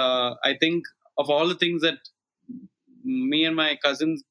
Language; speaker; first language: English; non-native, local second language; Malayalam